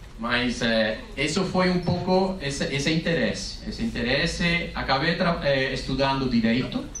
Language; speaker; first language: Portuguese; non-native, fluent; Spanish